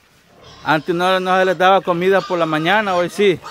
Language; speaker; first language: Spanish; native; Spanish